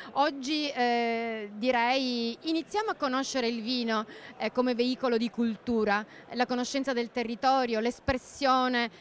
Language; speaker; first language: Italian; native; Italian